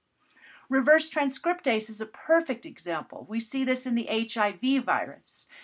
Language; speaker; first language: English; native; English